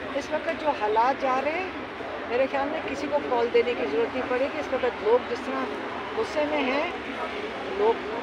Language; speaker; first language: Urdu; native; Urdu